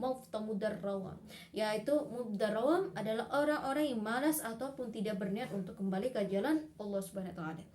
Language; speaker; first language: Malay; non-native, local second language; Madurese